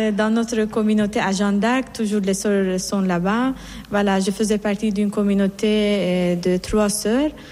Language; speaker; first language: French; non-native, fluent; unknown